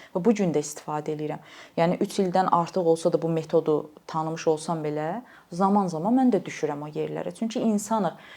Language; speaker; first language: Azerbaijani; native; Azerbaijani